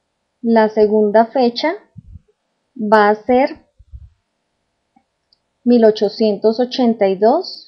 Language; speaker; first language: Spanish; native; Spanish